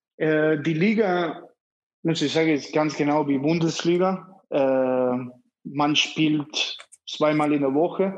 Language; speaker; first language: German; non-native, fluent; Spanish